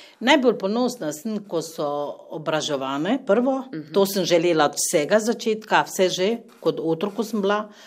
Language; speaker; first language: Slovenian; non-native, fluent; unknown